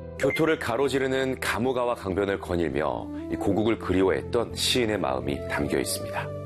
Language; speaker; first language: Korean; native; Korean